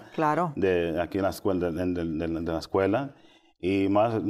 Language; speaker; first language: Spanish; early bilingual, heritage; Spanish